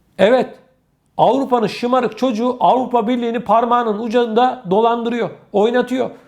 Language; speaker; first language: Turkish; native; Turkish